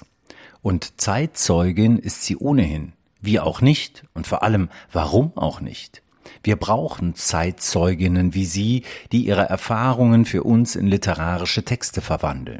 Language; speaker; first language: German; native; German